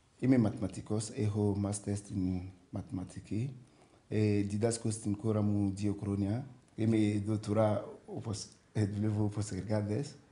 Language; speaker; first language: Greek; non-native, learner; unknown